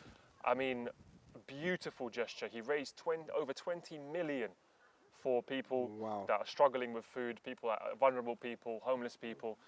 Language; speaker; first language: English; early bilingual, other home language; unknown